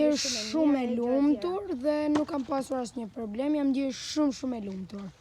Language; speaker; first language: Albanian; early bilingual, heritage; Albanian